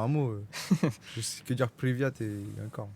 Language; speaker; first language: French; native; French